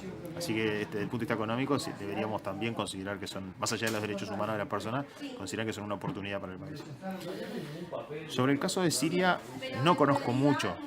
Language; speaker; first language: Spanish; native; Spanish